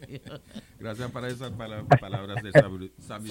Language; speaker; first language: Spanish; non-native, local second language; English